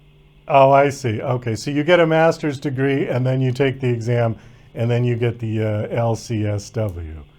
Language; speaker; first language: English; native; English